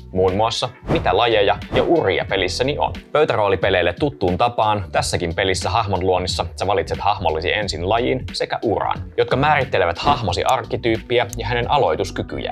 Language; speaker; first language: Finnish; native; Finnish